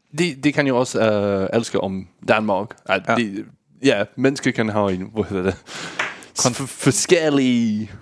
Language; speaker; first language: Danish; non-native, learner; English